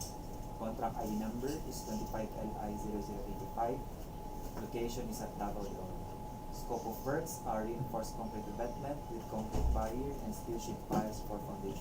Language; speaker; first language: English; non-native, local second language; Cebuano